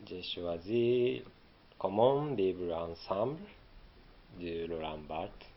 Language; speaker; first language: French; non-native, learner; Japanese